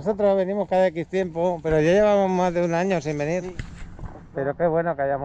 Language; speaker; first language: Spanish; native; Spanish